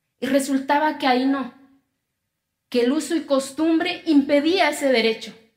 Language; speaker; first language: Spanish; non-native, local second language; Zapotec